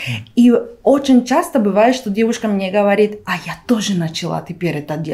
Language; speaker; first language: Russian; non-native, fluent; Spanish